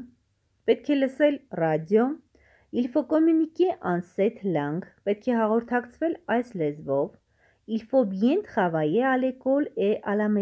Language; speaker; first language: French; non-native, fluent; Armenian